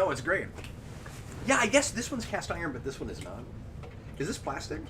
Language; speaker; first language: English; native; English